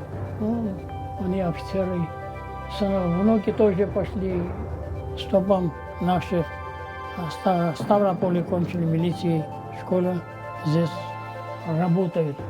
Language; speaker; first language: Russian; non-native, local second language; Armenian